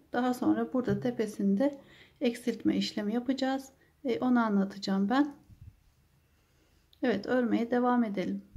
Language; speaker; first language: Turkish; native; Turkish